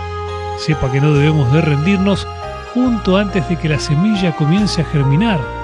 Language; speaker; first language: Spanish; native; Spanish